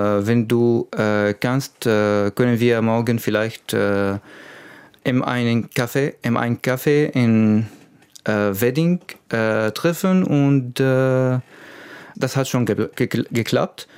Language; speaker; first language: German; non-native, learner; Arabic